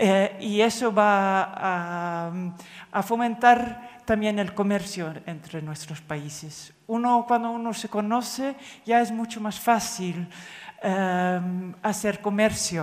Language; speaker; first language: Spanish; non-native, fluent; Dutch